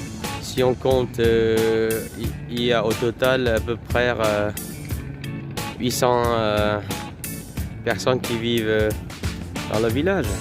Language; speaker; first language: French; non-native, fluent; Vietnamese